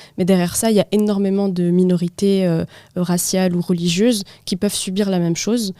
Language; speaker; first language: French; non-native, local second language; Arabic